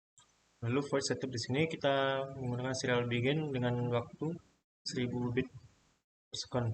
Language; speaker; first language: Indonesian; native; Indonesian